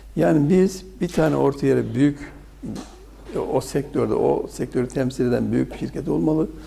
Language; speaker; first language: Turkish; native; Turkish